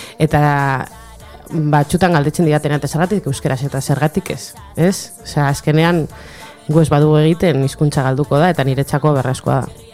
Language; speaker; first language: Basque; non-native, local second language; Spanish